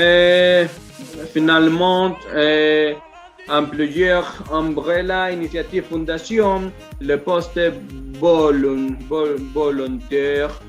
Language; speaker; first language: French; non-native, learner; Spanish